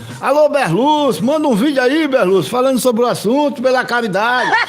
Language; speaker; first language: Portuguese; native; Portuguese